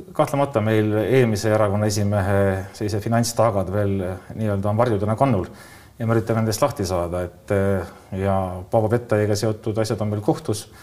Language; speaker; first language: Estonian; native; Estonian